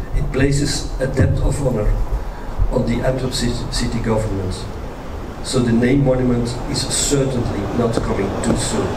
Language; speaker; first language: English; non-native, fluent; Dutch